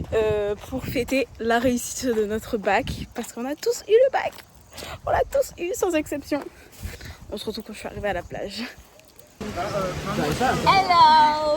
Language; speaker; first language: French; native; French